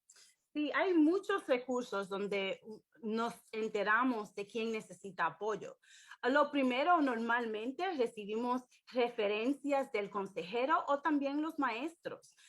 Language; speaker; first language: Spanish; early bilingual, heritage; English